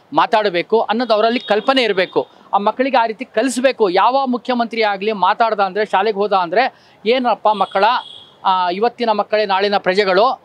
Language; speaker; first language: Kannada; non-native, local second language; Urdu